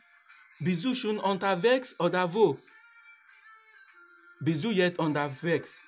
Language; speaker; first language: German; non-native, learner; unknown